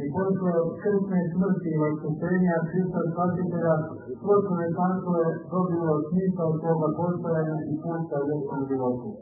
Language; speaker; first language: Russian; non-native, learner; Serbian